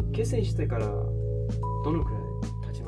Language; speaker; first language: Japanese; non-native, learner; English